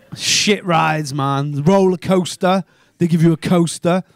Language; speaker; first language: English; native; English